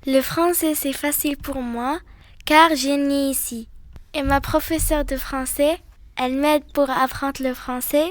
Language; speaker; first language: French; non-native, local second language; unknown